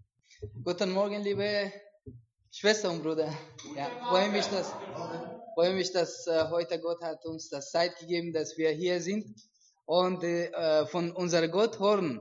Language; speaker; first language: German; non-native, learner; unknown